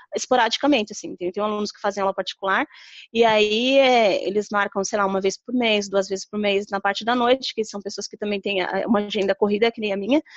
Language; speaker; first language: Portuguese; native; Portuguese